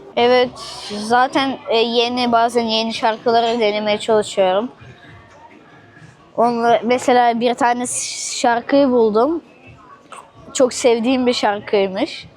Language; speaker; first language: Turkish; early bilingual, other home language; Russian